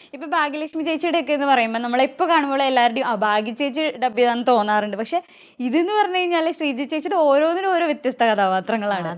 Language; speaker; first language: Malayalam; native; Malayalam